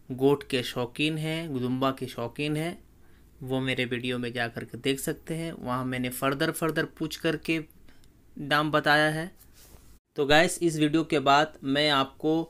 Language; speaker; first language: Hindi; native; Hindi